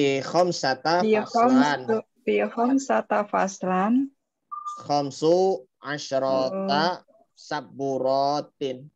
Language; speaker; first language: Arabic; non-native, learner; Indonesian